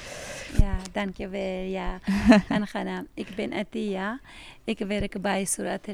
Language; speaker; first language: Dutch; non-native, learner; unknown